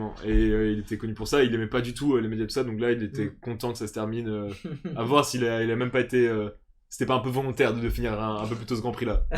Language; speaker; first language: French; native; French